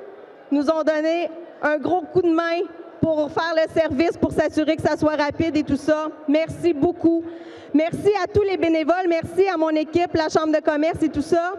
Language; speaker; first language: French; native; French